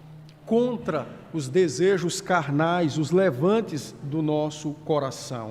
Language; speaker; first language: Portuguese; native; Portuguese